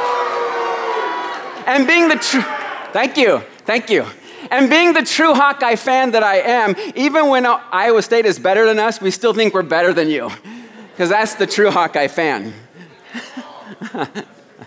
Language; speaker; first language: English; native; English